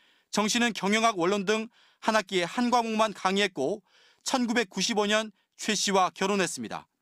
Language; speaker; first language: Korean; native; Korean